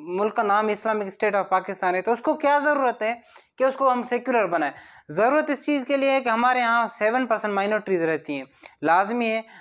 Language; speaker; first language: Urdu; non-native, local second language; Sindhi